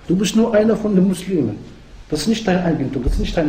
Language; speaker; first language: German; non-native, fluent; Arabic